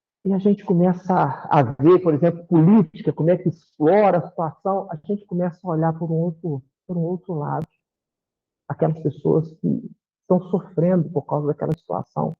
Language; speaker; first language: Portuguese; native; Portuguese